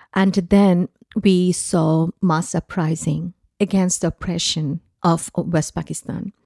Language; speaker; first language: English; non-native, local second language; Bangla